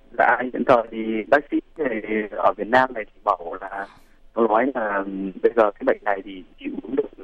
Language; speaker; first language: Vietnamese; native; Vietnamese